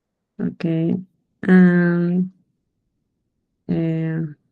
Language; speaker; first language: English; non-native, learner; Spanish